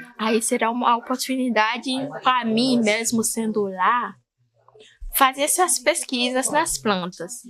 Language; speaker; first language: Portuguese; non-native, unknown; Fon